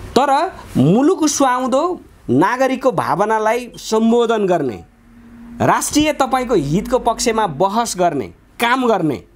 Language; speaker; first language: Nepali; native; Nepali